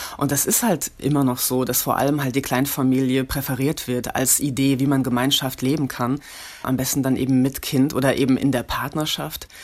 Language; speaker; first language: German; native; German